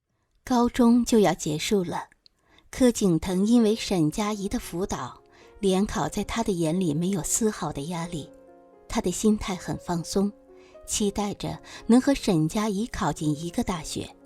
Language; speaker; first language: Chinese; native; Chinese